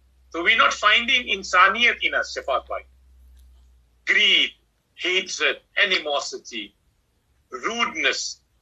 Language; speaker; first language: English; native; English